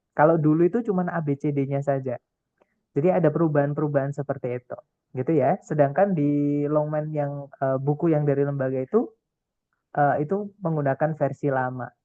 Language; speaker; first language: Indonesian; non-native, local second language; Javanese